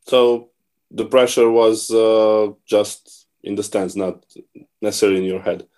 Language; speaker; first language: English; non-native, fluent; Romanian